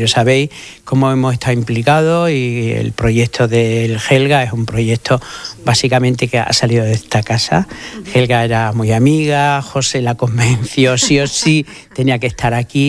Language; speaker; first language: Spanish; native; Spanish